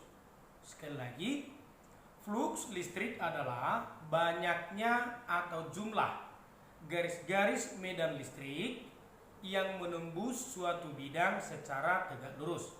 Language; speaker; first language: Indonesian; native; Indonesian